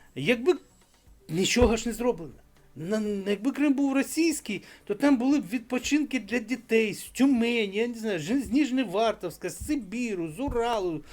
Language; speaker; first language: Ukrainian; non-native, local second language; Russian